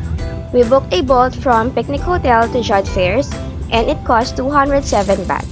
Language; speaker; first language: English; non-native, local second language; Filipino